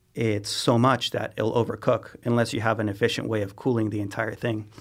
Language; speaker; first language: English; non-native, fluent; Spanish